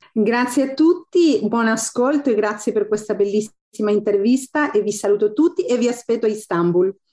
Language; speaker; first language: Italian; non-native, fluent; Spanish